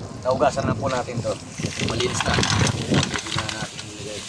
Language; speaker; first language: Filipino; native; Filipino